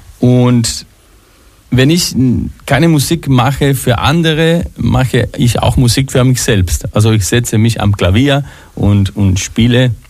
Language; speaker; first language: German; non-native, fluent; Spanish